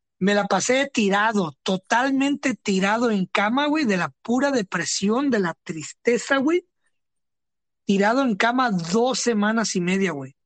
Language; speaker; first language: Spanish; early bilingual, heritage; Spanish